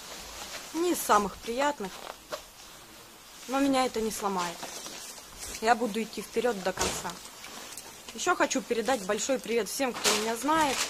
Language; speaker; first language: Russian; native; Russian